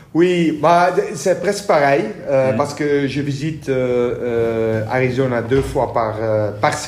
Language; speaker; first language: French; non-native, learner; Dutch